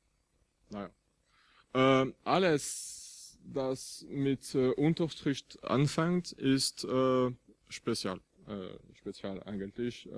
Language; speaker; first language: German; non-native, fluent; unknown